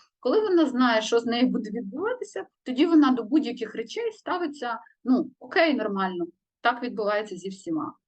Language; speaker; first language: Ukrainian; native; Ukrainian